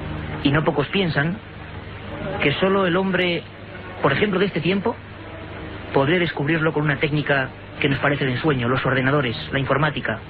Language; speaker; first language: Spanish; native; Spanish